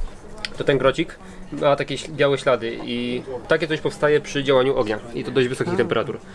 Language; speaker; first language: Polish; native; Polish